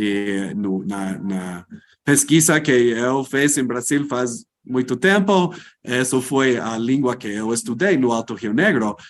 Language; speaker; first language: Portuguese; non-native, fluent; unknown